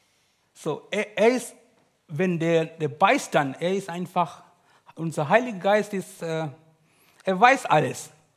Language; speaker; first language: German; non-native, learner; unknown